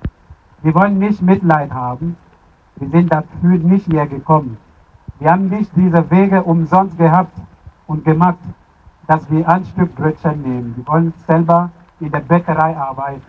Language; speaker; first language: German; non-native, fluent; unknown